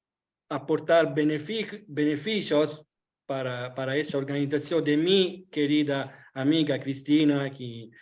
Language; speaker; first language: Spanish; non-native, learner; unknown